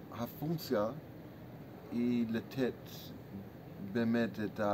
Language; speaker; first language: Hebrew; non-native, fluent; English